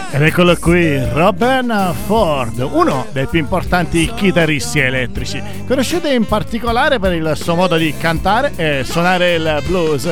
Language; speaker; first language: Italian; native; Italian